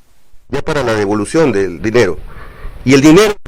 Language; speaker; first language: Spanish; native; Spanish